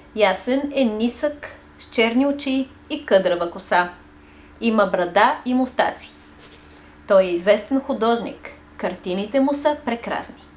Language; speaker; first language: Bulgarian; native; Bulgarian